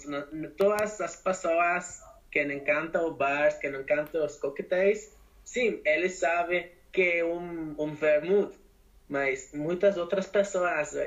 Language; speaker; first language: Portuguese; non-native, learner; Spanish